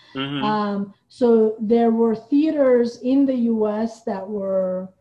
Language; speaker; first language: English; non-native, fluent; Persian